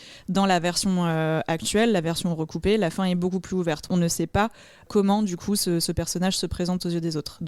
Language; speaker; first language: French; native; French